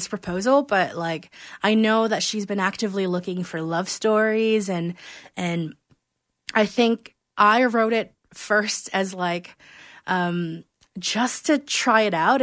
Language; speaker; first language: English; non-native, local second language; Filipino